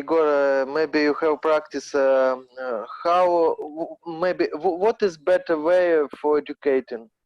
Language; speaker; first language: English; non-native, learner; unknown